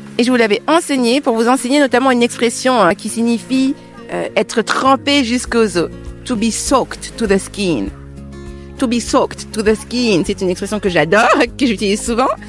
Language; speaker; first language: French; native; French